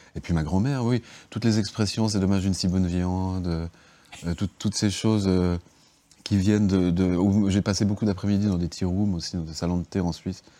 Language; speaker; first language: French; native; French